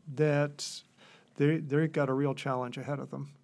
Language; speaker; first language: English; native; English